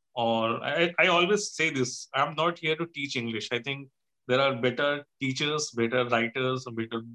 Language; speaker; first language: English; non-native, local second language; Hindi